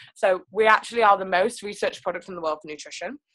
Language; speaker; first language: English; native; English